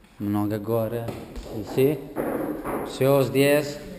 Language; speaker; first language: Russian; non-native, learner; Italian